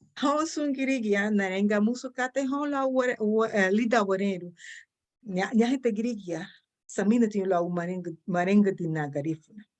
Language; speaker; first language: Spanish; non-native, local second language; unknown